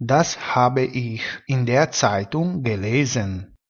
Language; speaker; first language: German; non-native, fluent; Italian